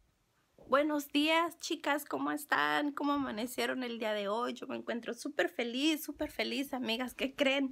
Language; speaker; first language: Spanish; native; Spanish